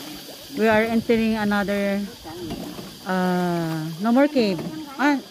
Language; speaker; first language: English; non-native, local second language; Filipino